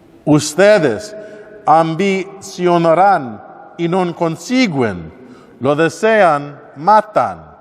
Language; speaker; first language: Spanish; non-native, learner; English